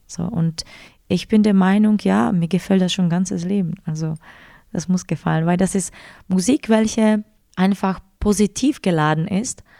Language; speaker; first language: German; non-native, fluent; Czech